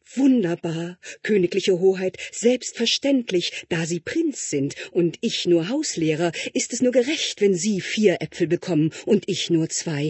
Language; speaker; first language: German; native; German